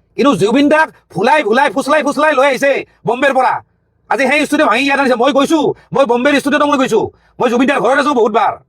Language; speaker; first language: Assamese; native; Assamese